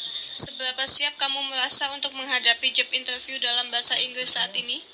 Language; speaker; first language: Indonesian; native; Indonesian